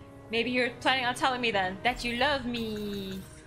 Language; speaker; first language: English; native; English